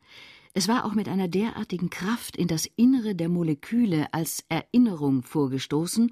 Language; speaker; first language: German; native; German